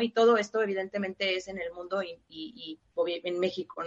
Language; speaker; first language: Spanish; native; Spanish